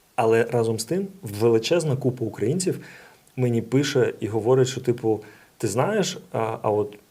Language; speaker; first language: Ukrainian; non-native, local second language; Russian